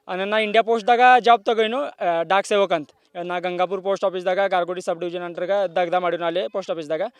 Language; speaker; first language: Kannada; non-native, local second language; Marathi